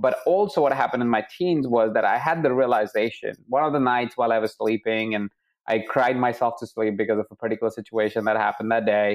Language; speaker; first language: English; non-native, local second language; Hindi